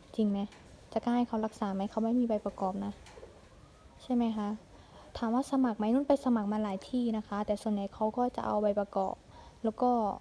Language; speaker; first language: Thai; native; Thai